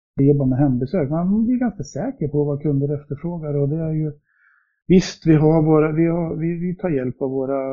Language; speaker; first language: Swedish; native; Swedish